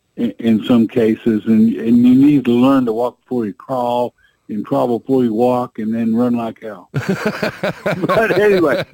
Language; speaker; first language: English; native; English